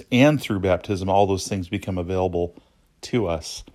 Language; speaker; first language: English; native; English